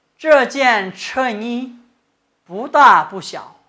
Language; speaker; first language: Chinese; non-native, fluent; Thai